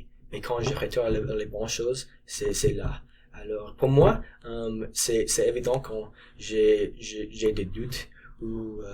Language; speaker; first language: French; non-native, learner; English